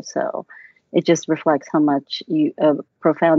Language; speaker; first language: English; native; English